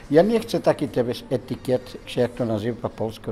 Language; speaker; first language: Polish; non-native, learner; Dutch